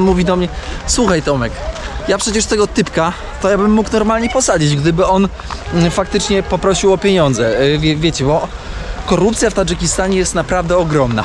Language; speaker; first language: Polish; native; Polish